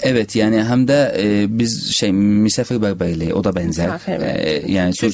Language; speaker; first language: Turkish; non-native, learner; Arabic